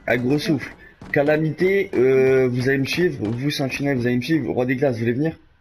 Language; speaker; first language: French; native; French